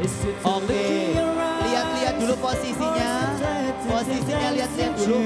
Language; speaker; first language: Indonesian; native; Indonesian